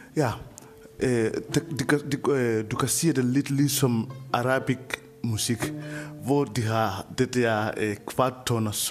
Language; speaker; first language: Danish; non-native, fluent; Mandingo